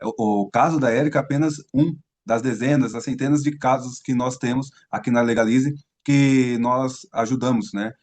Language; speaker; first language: Portuguese; native; Portuguese